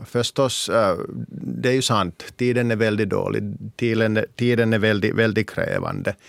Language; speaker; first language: Swedish; non-native, local second language; Finnish